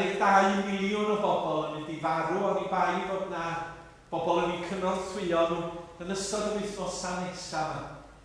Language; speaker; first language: Welsh; native; Welsh